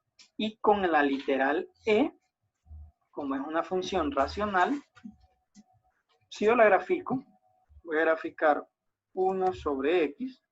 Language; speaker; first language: Spanish; native; Spanish